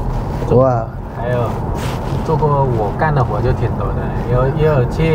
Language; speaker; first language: Chinese; native; Chinese